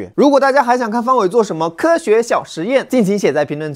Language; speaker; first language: Chinese; native; Chinese